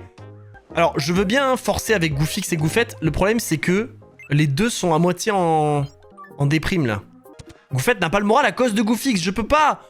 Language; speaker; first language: French; native; French